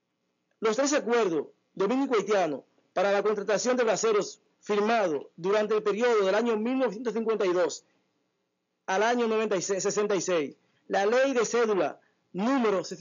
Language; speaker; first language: Spanish; native; Spanish